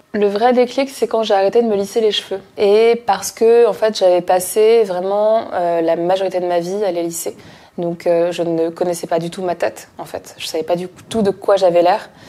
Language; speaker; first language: French; native; French